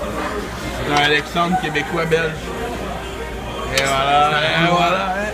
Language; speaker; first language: French; native; French